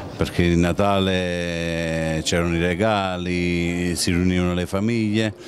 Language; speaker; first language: Italian; native; Italian